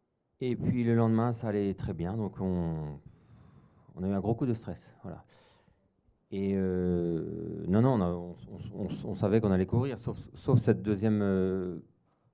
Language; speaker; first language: French; native; French